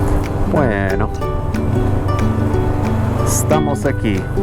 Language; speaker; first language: Spanish; non-native, learner; English